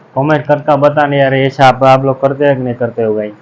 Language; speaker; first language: Hindi; non-native, local second language; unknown